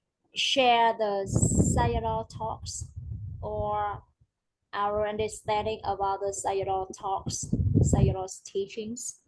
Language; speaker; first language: English; non-native, learner; Vietnamese